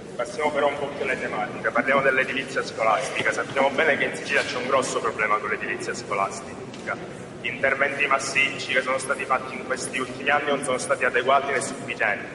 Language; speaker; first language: Italian; native; Italian